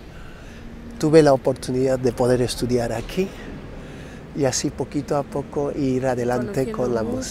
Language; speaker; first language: Spanish; non-native, fluent; Krio